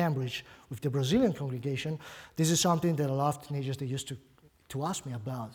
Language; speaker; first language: English; non-native, fluent; Portuguese